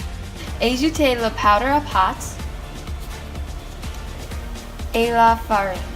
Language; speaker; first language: French; non-native, learner; English